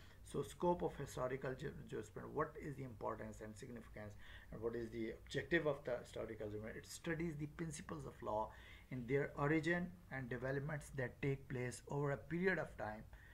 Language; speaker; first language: English; non-native, local second language; Northern Hindko